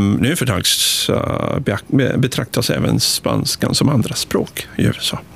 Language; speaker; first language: Swedish; early bilingual, other home language; Spanish